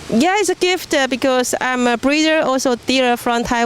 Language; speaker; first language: English; non-native, learner; Chinese